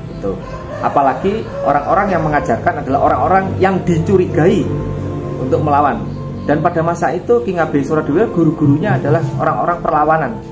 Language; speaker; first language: Indonesian; non-native, local second language; Sundanese